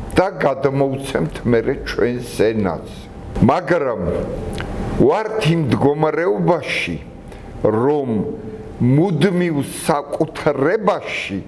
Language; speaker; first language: Georgian; non-native, local second language; Svan